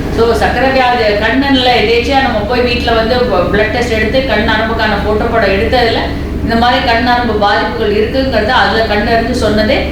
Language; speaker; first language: Tamil; native; Tamil